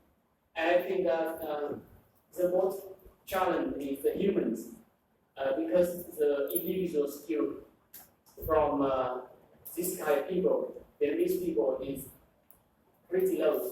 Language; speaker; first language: English; non-native, fluent; Vietnamese